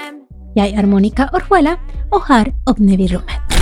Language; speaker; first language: Norwegian; non-native, fluent; Spanish